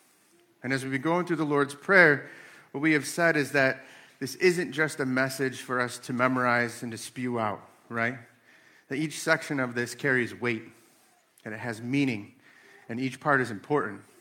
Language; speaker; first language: English; native; English